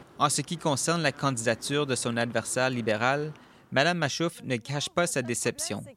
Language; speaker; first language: French; native; French